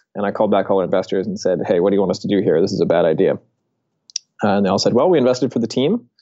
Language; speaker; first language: English; native; English